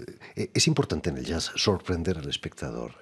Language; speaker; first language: Spanish; native; Spanish